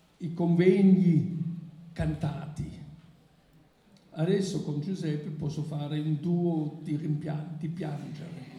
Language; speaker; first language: Italian; non-native, fluent; German